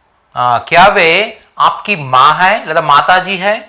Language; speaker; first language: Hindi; non-native, local second language; Telugu